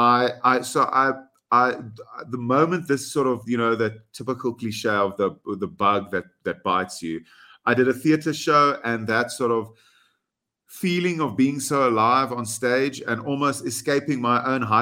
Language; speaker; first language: English; non-native, local second language; Afrikaans